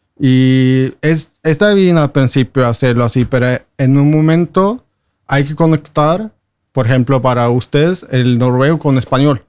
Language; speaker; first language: Spanish; non-native, fluent; Norwegian